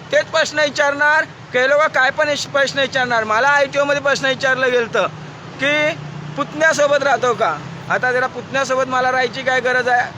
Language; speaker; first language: Marathi; non-native, local second language; Hindi